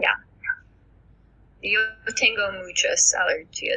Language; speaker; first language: Spanish; non-native, learner; English